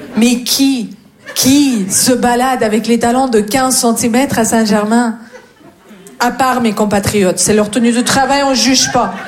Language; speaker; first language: French; non-native, fluent; Russian